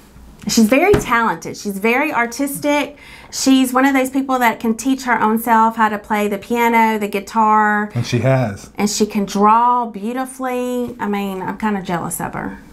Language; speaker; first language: English; native; English